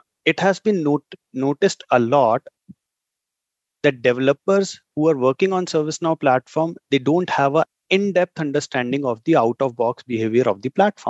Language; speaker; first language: English; non-native, local second language; Hindi